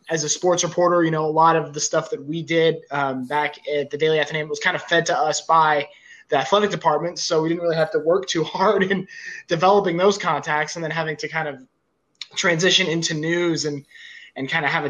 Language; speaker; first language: English; native; English